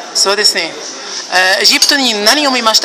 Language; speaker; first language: Japanese; non-native, learner; Arabic